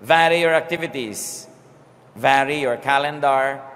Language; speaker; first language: English; non-native, local second language; Filipino